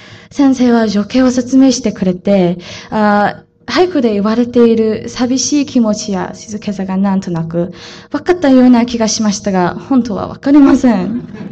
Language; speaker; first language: Japanese; non-native, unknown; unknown